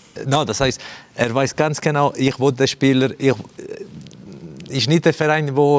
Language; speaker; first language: German; non-native, fluent; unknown